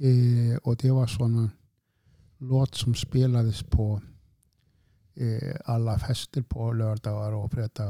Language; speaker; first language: Swedish; non-native, fluent; Icelandic